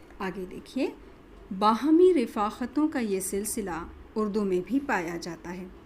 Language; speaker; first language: Urdu; native; Urdu